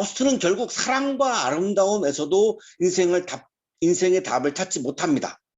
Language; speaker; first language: Korean; native; Korean